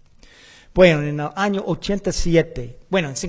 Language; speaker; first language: Spanish; non-native, learner; English